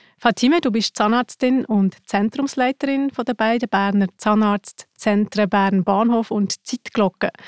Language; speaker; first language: German; native; German